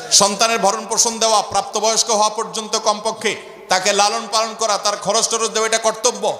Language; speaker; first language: Bangla; native; Bangla